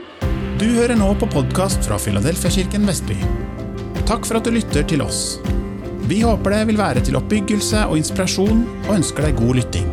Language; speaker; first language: Norwegian; native; Norwegian